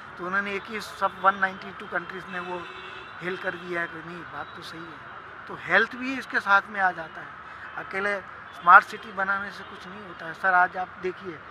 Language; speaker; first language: Hindi; non-native, local second language; Gujarati